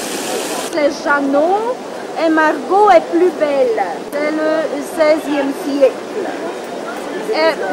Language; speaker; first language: French; non-native, learner; Polish